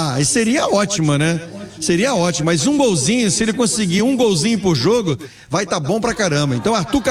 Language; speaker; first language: Portuguese; native; Portuguese